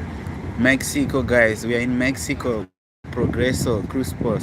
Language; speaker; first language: English; non-native, local second language; Shona